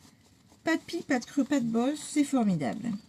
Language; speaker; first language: French; native; French